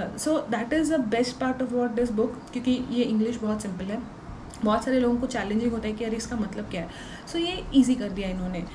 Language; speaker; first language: Hindi; non-native, local second language; Tulu